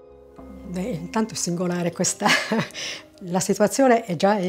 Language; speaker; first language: Italian; native; Italian